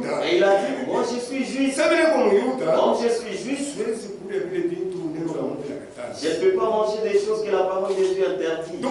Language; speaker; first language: French; non-native, local second language; Swahili